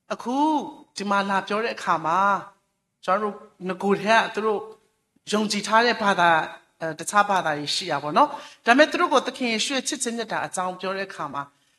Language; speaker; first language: Burmese; non-native, local second language; S'gaw Karen